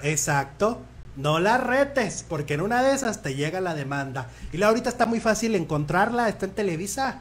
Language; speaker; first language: Spanish; native; Spanish